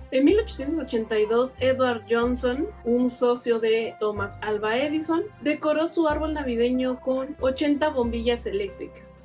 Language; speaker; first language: Spanish; native; Spanish